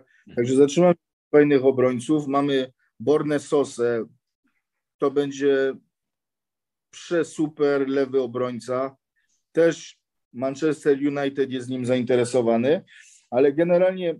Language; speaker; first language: Polish; early bilingual, heritage; Polish